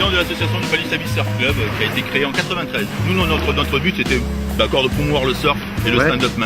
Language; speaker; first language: French; non-native, local second language; Arabic